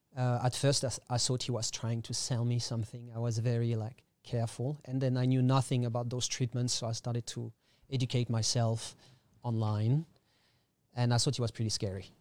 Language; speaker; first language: English; non-native, fluent; French